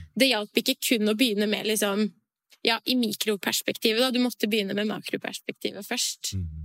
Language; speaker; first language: Norwegian; early bilingual, other home language; Persian